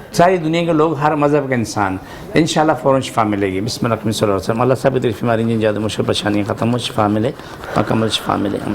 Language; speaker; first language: Urdu; non-native, local second language; Pashto